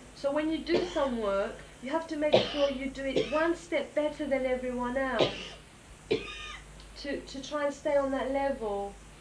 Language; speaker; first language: English; early bilingual, other home language; Greek